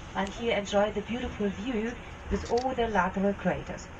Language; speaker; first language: English; non-native, fluent; Italian